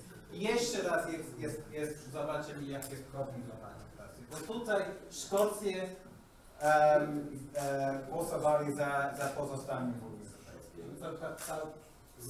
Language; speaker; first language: Polish; non-native, learner; English